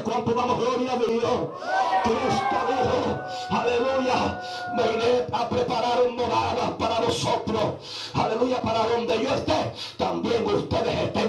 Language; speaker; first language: Spanish; native; Spanish